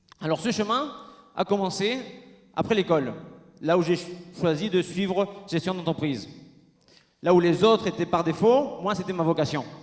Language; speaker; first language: French; non-native, fluent; Spanish